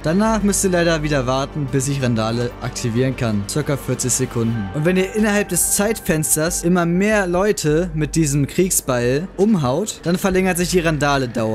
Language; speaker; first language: German; native; German